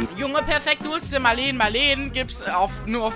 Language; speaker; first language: German; native; German